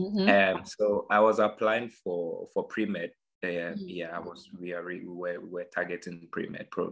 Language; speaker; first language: English; non-native, local second language; Akan